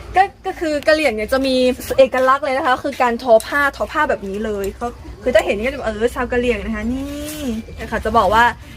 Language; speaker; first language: Thai; non-native, local second language; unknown